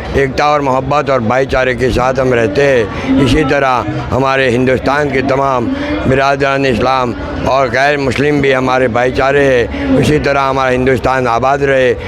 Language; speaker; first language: Hindi; non-native, local second language; Gujarati